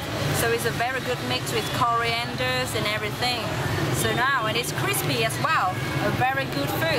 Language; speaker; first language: English; non-native, learner; Vietnamese